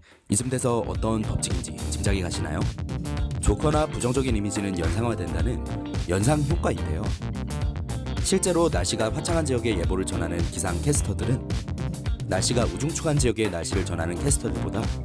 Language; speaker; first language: Korean; native; Korean